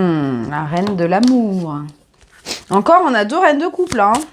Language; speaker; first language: French; native; French